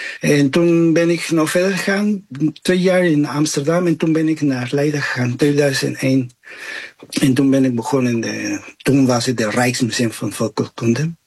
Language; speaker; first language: Dutch; non-native, fluent; Spanish